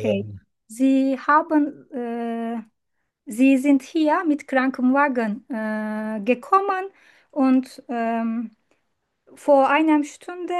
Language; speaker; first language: German; non-native, learner; Turkish